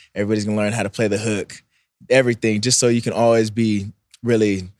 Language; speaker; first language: English; native; English